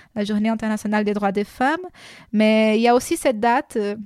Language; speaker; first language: French; non-native, fluent; Portuguese